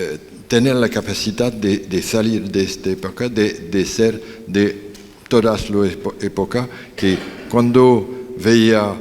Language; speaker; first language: Spanish; non-native, learner; French